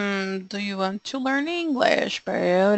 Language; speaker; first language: English; non-native, fluent; Portuguese